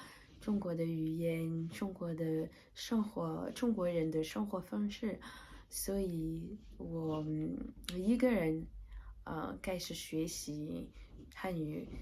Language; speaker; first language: Chinese; non-native, learner; French